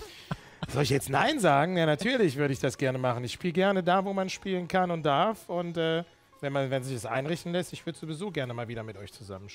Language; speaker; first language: German; native; German